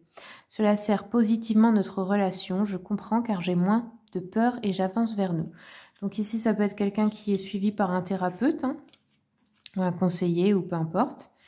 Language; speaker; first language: French; native; French